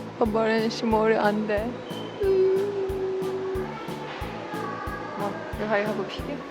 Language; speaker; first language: Korean; non-native, learner; Ukrainian